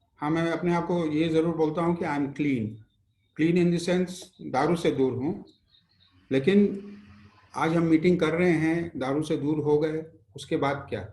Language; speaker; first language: Hindi; non-native, local second language; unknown